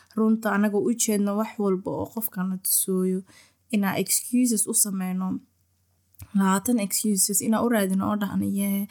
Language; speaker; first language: Somali; early bilingual, heritage; Somali